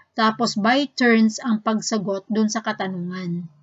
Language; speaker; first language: Filipino; native; Filipino